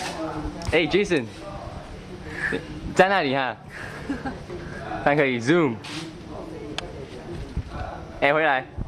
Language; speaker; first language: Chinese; early bilingual, heritage; Chinese